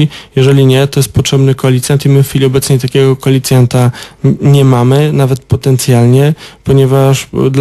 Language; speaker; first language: Polish; native; Polish